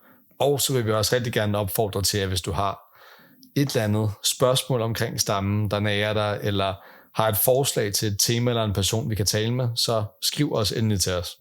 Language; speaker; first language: Danish; native; Danish